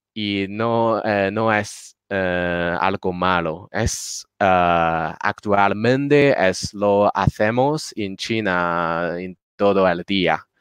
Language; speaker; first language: Spanish; non-native, learner; Chinese